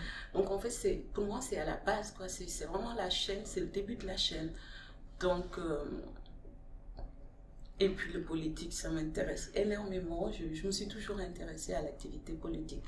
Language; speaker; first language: French; non-native, local second language; Wolof